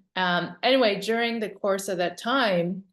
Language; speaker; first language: English; native; English